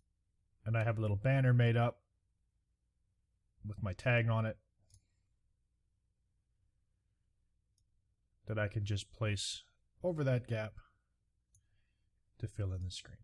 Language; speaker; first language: English; native; English